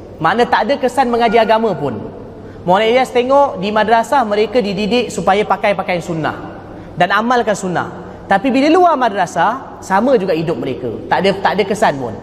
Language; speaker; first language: Malay; native; Malay